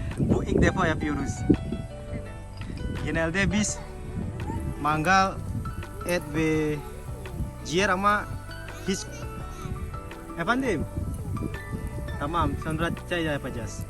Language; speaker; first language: Turkish; non-native, learner; Indonesian